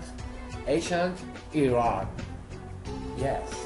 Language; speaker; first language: English; non-native, learner; Persian